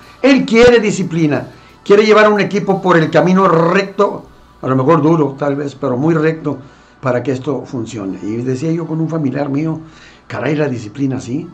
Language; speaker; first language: Spanish; native; Spanish